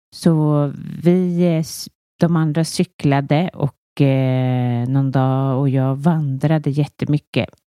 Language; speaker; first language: Swedish; native; Swedish